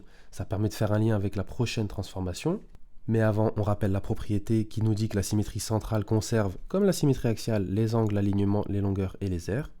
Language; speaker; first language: French; native; French